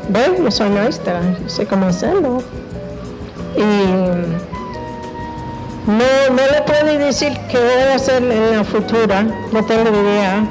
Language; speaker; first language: Spanish; non-native, fluent; English